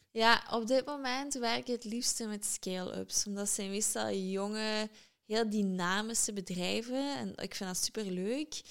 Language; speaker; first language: Dutch; native; Dutch